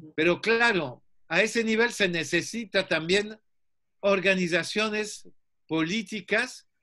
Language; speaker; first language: Spanish; non-native, fluent; French